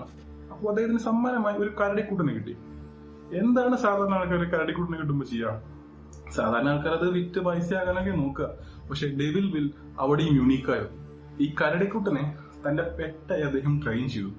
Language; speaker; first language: Malayalam; native; Malayalam